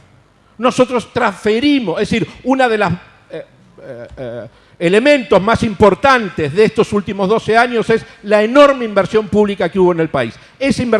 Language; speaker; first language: Spanish; native; Spanish